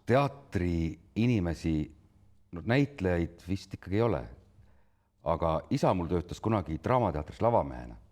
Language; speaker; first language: Estonian; native; Estonian